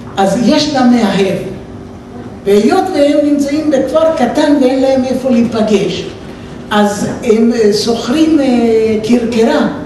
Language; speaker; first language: Hebrew; native; Hebrew